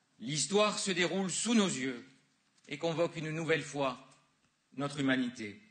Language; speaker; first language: French; native; French